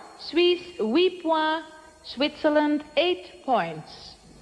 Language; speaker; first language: English; non-native, fluent; Dutch